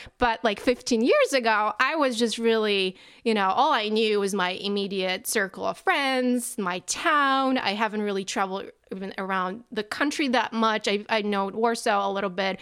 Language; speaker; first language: English; non-native, fluent; Polish